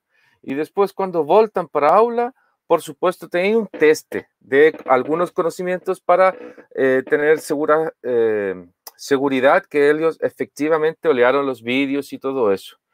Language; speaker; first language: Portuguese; non-native, learner; Spanish